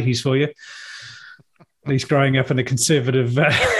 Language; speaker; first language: English; native; English